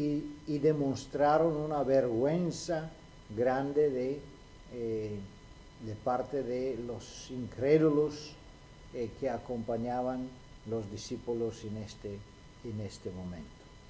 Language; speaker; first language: Spanish; non-native, fluent; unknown